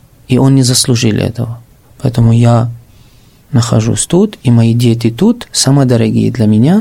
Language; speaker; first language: Russian; non-native, fluent; Arabic